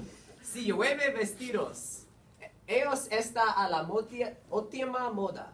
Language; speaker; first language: Spanish; non-native, learner; English